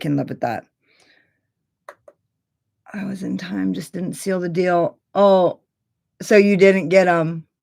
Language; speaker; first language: English; native; English